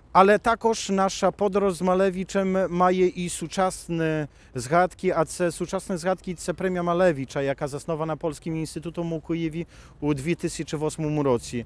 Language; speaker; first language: Polish; non-native, learner; Ukrainian